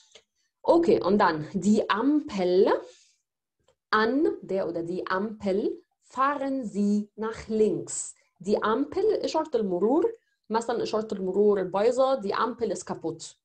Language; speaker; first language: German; non-native, fluent; Arabic